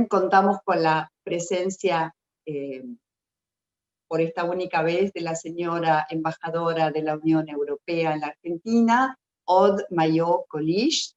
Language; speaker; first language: Spanish; native; Spanish